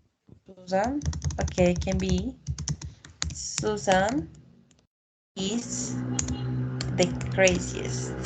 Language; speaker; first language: English; non-native, learner; Spanish